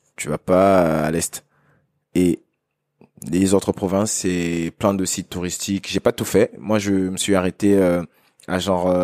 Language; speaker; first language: French; non-native, local second language; Lingala